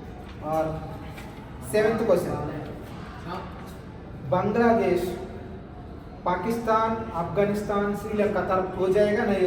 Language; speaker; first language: Hindi; non-native, local second language; Telugu